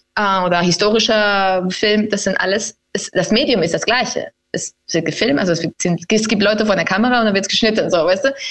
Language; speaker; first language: German; non-native, fluent; Spanish